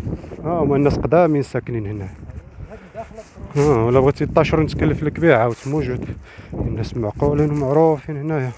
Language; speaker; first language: Arabic; native; Arabic